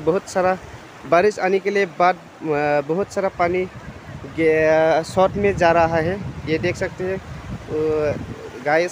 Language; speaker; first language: Hindi; non-native, local second language; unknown